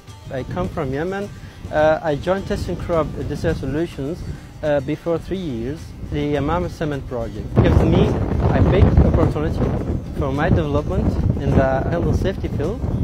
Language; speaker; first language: English; non-native, fluent; Arabic